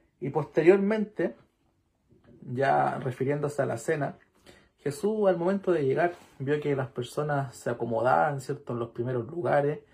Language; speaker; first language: Spanish; native; Spanish